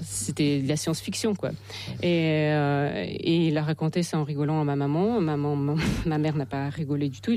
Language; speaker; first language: French; non-native, fluent; Russian